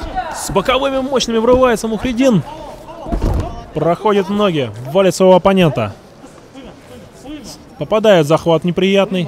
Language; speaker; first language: Russian; native; Russian